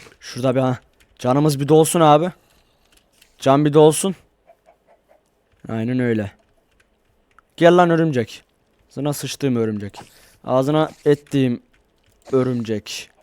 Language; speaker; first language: Turkish; native; Turkish